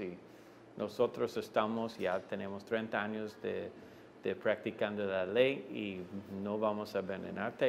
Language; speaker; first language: Spanish; non-native, fluent; English